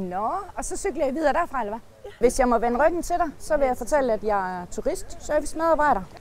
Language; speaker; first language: Danish; native; Danish